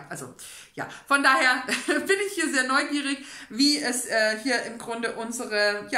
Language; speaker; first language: German; native; German